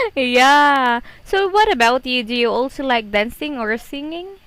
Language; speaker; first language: English; non-native, fluent; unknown